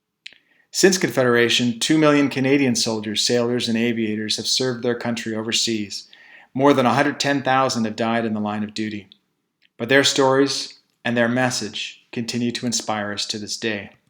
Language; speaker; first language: English; native; English